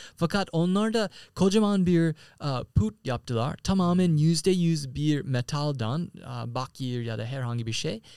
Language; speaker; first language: Turkish; non-native, fluent; English